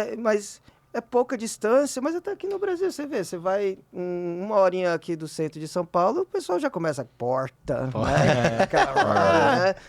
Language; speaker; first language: Portuguese; early bilingual, heritage; Portuguese